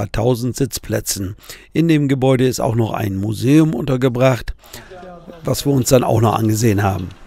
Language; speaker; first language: German; native; German